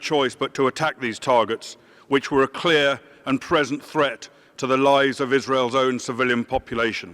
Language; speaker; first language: English; native; English